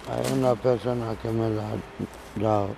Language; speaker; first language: Spanish; non-native, learner; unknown